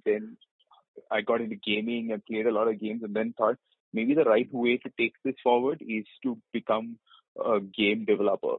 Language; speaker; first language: English; non-native, local second language; Malayalam